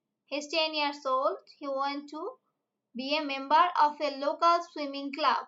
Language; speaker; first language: English; non-native, local second language; Bangla